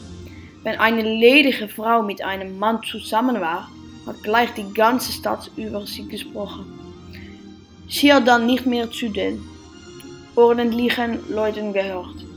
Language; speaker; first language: German; non-native, learner; Dutch